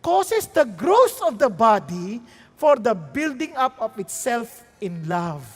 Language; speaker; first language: English; non-native, local second language; Filipino